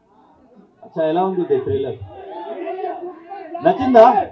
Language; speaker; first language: Telugu; non-native, learner; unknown